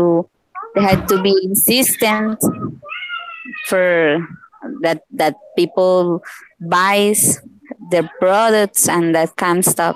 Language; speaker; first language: English; non-native, learner; Spanish